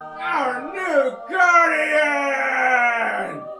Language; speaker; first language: English; native; English